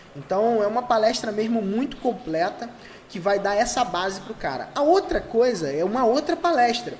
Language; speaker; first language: Portuguese; native; Portuguese